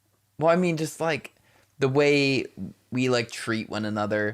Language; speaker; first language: English; native; English